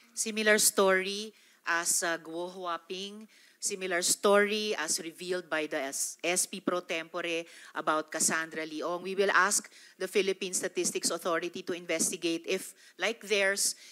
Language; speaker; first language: English; non-native, local second language; Filipino